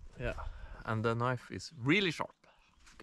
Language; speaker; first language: English; non-native, fluent; Norwegian